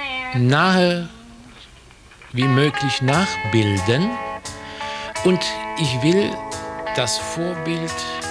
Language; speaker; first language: German; native; German